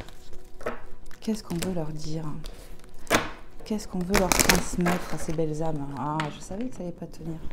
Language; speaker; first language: French; native; French